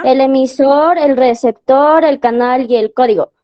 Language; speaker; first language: Spanish; native; Spanish